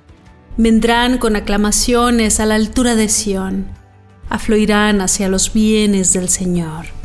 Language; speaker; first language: Spanish; native; Spanish